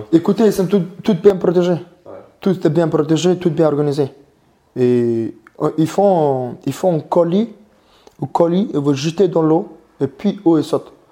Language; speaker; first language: French; non-native, learner; Mongolian